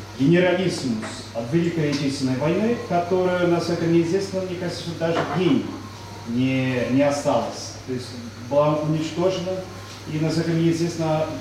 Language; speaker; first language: Russian; non-native, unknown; Portuguese